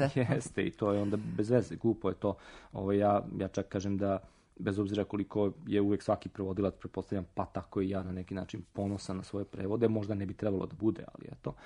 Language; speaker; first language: Serbian; native; Serbian